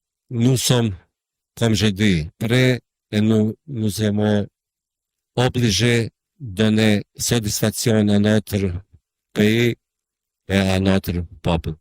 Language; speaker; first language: French; non-native, learner; Bosnian